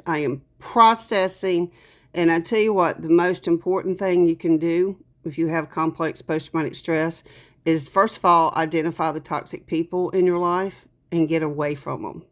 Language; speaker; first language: English; native; English